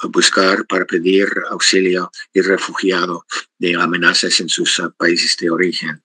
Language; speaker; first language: Spanish; non-native, fluent; English